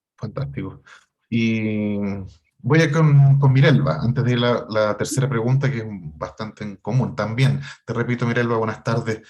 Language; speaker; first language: Spanish; native; Spanish